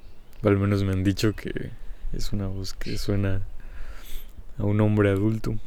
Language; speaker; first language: Spanish; native; Spanish